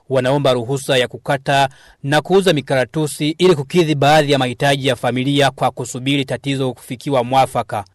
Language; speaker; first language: Swahili; non-native, local second language; Rundi